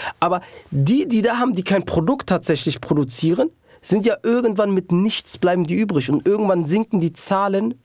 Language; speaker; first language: German; native; German